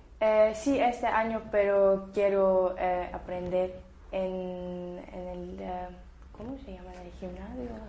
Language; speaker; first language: Spanish; non-native, learner; Bulgarian